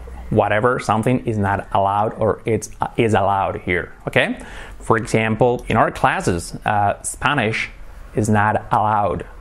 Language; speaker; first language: English; non-native, fluent; Spanish